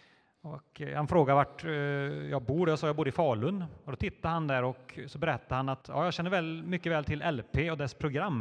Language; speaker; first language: Swedish; native; Swedish